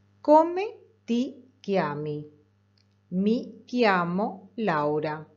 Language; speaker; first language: Italian; non-native, fluent; Spanish